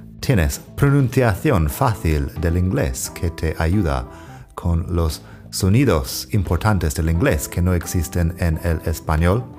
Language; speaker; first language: Spanish; non-native, fluent; English